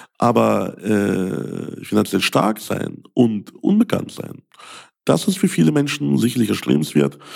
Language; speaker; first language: German; early bilingual, other home language; Russian